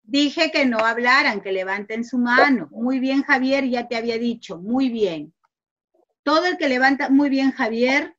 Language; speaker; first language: Spanish; native; Spanish